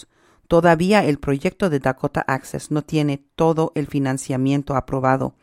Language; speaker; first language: Spanish; native; Spanish